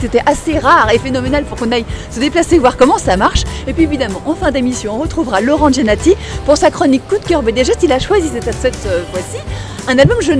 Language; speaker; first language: French; native; French